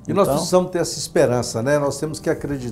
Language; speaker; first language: Portuguese; native; Portuguese